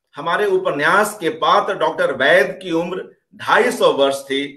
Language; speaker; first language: Hindi; native; Hindi